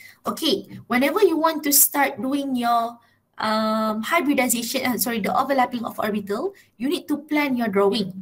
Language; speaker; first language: English; non-native, local second language; Malay